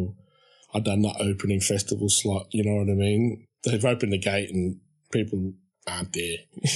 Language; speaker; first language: English; native; English